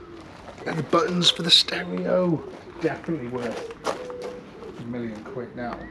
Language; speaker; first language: English; native; English